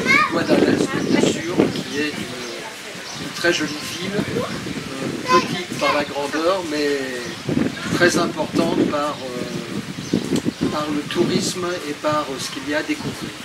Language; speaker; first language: French; native; French